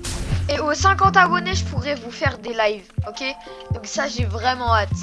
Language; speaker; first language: French; native; French